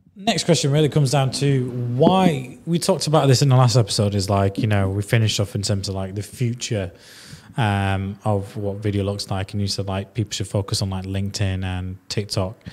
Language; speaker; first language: English; native; English